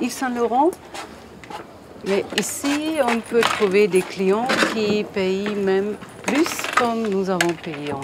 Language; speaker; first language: French; non-native, local second language; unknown